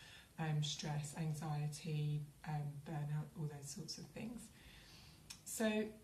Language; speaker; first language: English; native; English